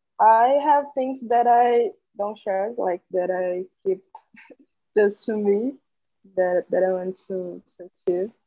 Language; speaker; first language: English; non-native, learner; Portuguese